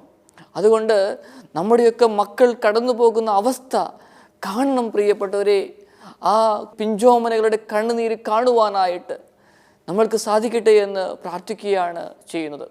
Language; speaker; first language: Malayalam; native; Malayalam